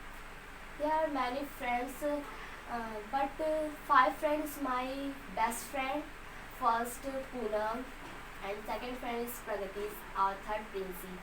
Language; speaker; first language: English; non-native, learner; Hindi